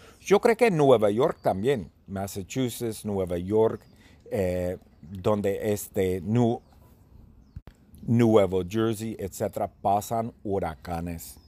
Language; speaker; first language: Spanish; early bilingual, heritage; Spanish